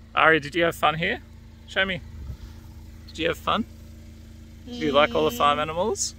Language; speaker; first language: English; native; English